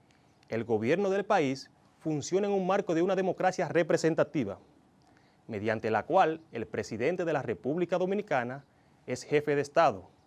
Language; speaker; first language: Spanish; native; Spanish